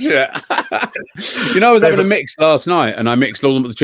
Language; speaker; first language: English; native; English